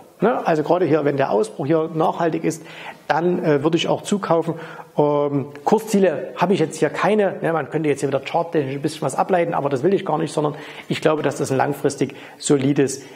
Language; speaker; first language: German; native; German